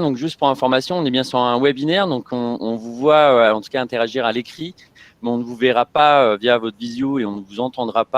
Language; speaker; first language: French; native; French